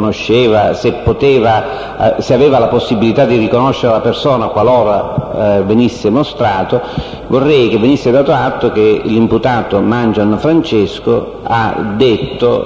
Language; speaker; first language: Italian; native; Italian